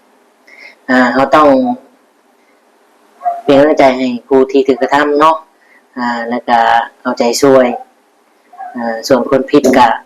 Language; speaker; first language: Thai; non-native, local second language; Northeastern Thai